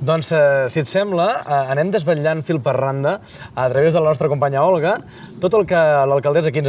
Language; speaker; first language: Catalan; native; Catalan